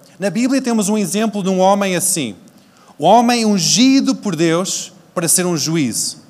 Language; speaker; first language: Portuguese; early bilingual, other home language; English